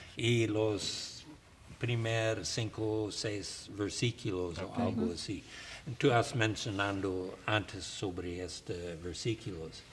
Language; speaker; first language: Spanish; non-native, learner; English